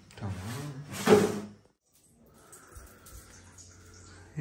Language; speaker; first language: Turkish; non-native, learner; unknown